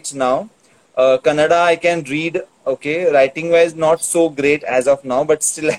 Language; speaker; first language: English; non-native, local second language; Tulu